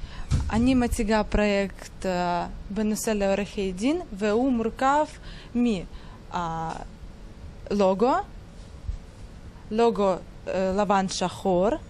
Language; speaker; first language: Hebrew; non-native, fluent; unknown